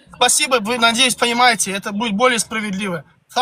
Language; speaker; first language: Russian; non-native, fluent; Turkmen